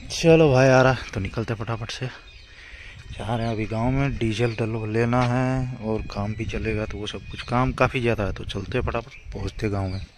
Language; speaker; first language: Hindi; non-native, local second language; Gujarati